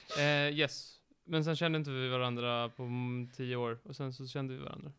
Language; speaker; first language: Swedish; native; Swedish